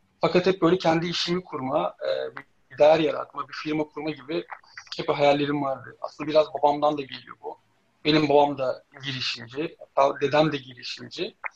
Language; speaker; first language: Turkish; native; Turkish